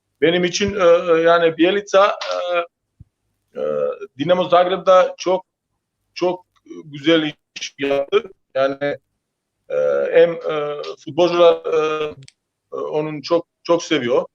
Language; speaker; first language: Turkish; non-native, learner; Croatian